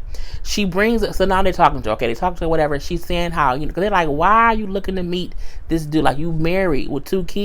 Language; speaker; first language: English; native; English